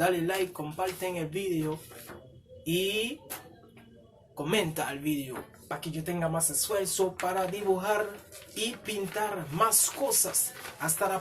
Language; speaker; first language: Spanish; non-native, learner; Haitian Creole